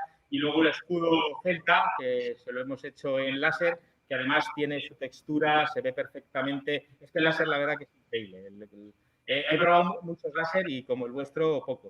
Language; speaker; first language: Spanish; native; Spanish